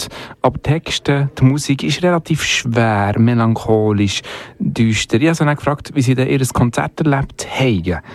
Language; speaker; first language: German; native; German